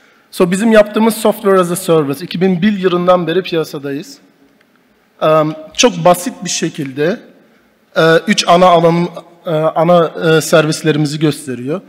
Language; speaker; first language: Turkish; early bilingual, heritage; Turkish